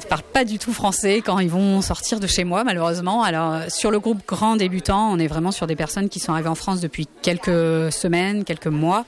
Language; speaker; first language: French; native; French